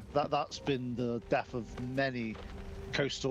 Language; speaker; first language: English; native; English